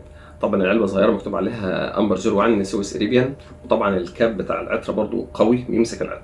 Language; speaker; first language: Arabic; native; Arabic